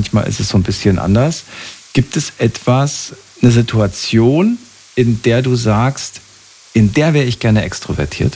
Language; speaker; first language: German; native; German